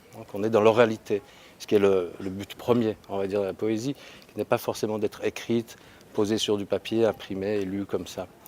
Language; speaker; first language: French; native; French